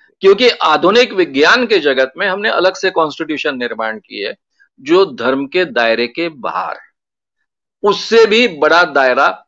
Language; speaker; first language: Hindi; non-native, local second language; Marathi